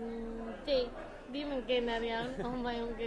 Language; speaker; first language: Welsh; non-native, learner; Spanish